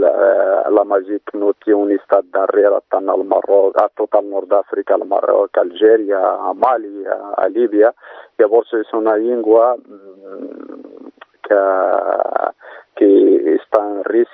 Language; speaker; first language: Catalan; non-native, fluent; Berber languages